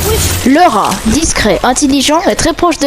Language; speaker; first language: French; native; French